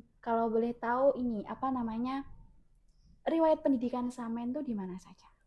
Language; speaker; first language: Indonesian; native; Indonesian